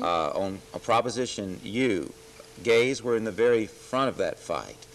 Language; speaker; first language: English; native; English